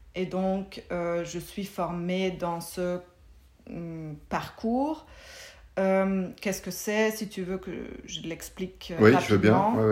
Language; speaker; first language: French; non-native, fluent; German